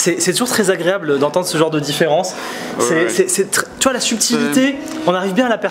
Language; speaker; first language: French; native; French